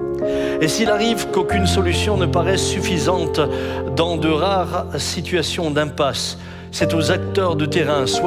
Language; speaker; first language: French; native; French